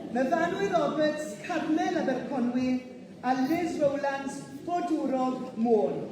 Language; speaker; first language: Welsh; native; Welsh